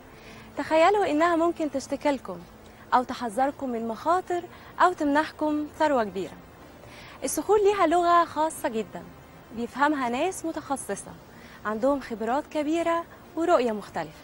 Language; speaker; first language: Arabic; native; Arabic